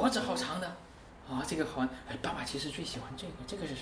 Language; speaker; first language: Chinese; native; Chinese